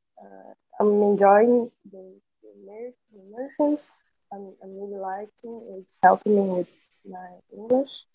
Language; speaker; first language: English; non-native, learner; Portuguese